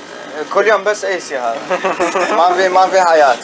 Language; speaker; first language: Arabic; non-native, learner; Urdu